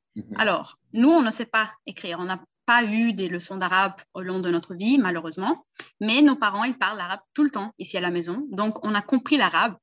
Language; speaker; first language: French; early bilingual, heritage; Portuguese